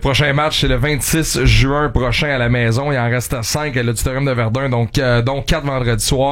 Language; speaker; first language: French; native; French